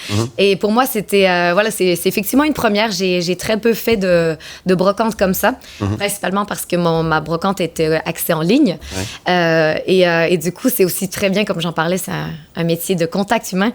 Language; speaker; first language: French; native; French